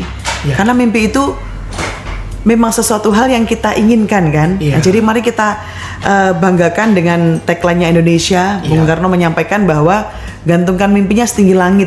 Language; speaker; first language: Indonesian; native; Indonesian